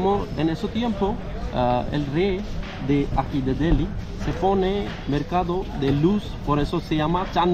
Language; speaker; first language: Spanish; non-native, learner; Hindi